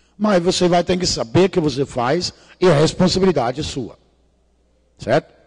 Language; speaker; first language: Portuguese; non-native, fluent; Danish